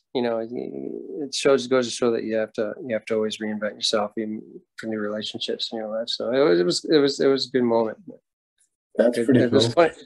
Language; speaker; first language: English; native; English